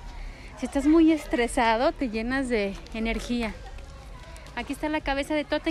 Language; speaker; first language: Spanish; native; Spanish